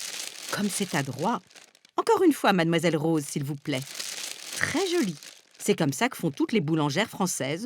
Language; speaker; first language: French; native; French